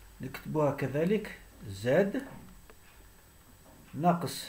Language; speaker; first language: Arabic; native; Arabic